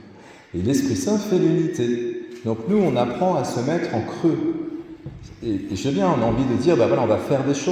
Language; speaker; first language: French; native; French